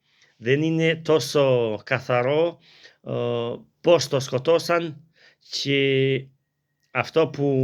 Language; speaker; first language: Greek; non-native, learner; Albanian